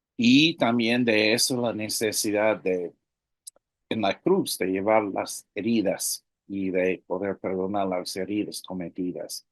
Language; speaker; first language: Spanish; non-native, fluent; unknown